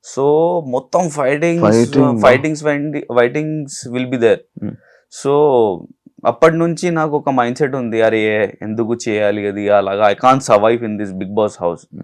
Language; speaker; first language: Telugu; non-native, learner; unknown